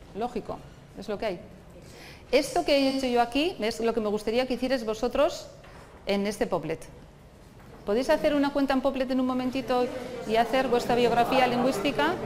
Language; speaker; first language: Spanish; non-native, local second language; Basque